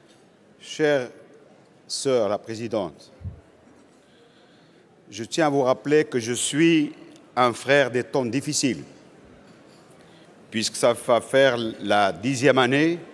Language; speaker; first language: French; non-native, local second language; Arabic